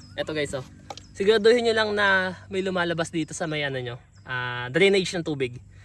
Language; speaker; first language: Filipino; native; Filipino